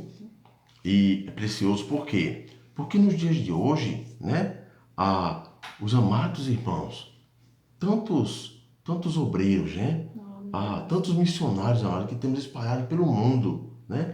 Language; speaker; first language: Portuguese; native; Portuguese